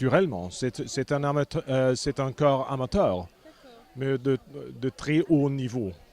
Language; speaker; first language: French; non-native, fluent; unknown